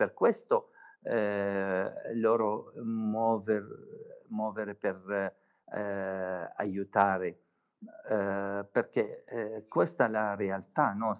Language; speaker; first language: Italian; non-native, fluent; Arabic